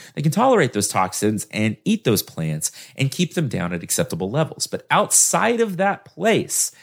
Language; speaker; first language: English; native; English